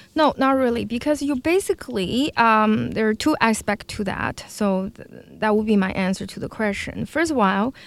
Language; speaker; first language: English; non-native, fluent; Chinese